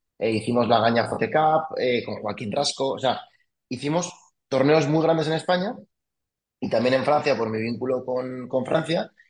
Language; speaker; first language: Spanish; early bilingual, other home language; French